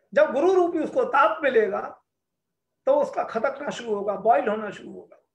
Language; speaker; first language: Hindi; native; Hindi